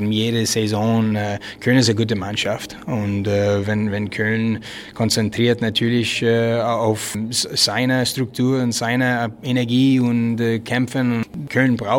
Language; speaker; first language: German; non-native, learner; French